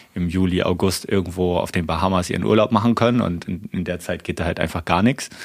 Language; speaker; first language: German; native; German